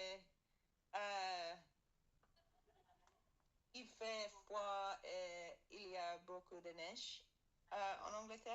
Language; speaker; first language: French; non-native, learner; English